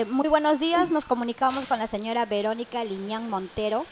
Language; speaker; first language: Spanish; native; Spanish